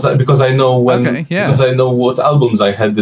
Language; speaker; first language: English; non-native, fluent; Polish